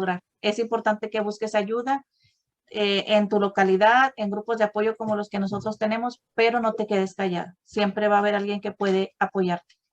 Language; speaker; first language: Spanish; native; Spanish